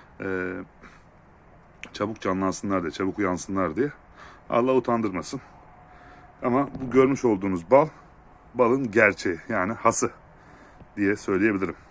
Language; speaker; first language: Turkish; native; Turkish